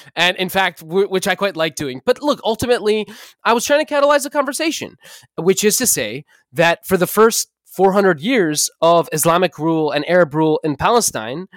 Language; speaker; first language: English; native; English